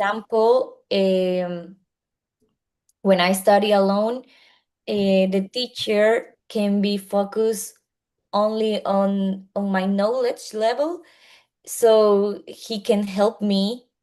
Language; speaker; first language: English; non-native, learner; Spanish